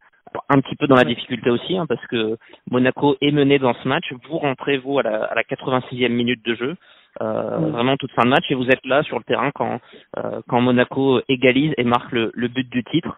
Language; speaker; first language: French; native; French